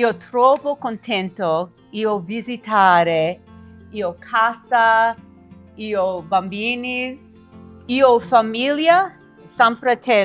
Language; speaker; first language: Italian; non-native, learner; English